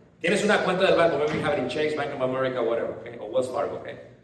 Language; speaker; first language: English; non-native, fluent; Spanish